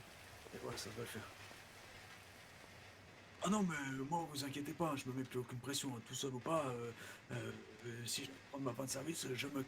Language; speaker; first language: French; native; French